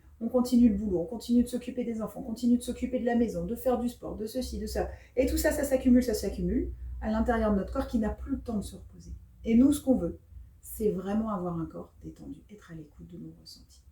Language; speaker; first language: French; native; French